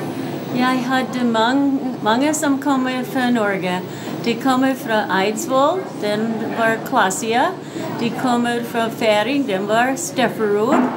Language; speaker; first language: Norwegian; early bilingual, heritage; English